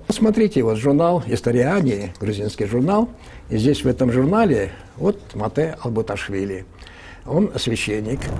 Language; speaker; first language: Russian; non-native, local second language; Ingush